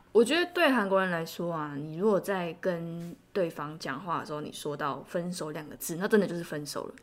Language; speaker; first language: Chinese; native; Chinese